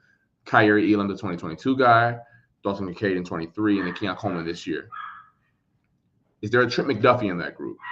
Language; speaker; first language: English; native; English